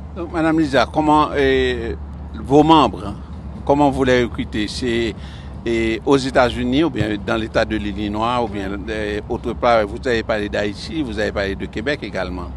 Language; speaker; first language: French; non-native, local second language; Haitian Creole